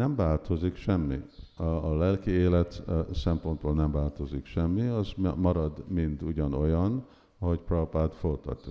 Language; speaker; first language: Hungarian; early bilingual, heritage; Hungarian